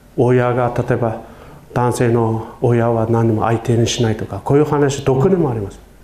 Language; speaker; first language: Japanese; non-native, fluent; Chinese